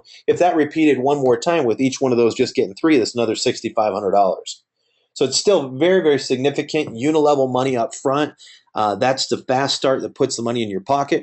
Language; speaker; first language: English; native; English